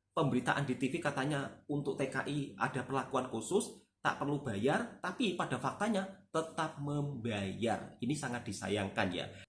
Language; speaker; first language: Indonesian; native; Indonesian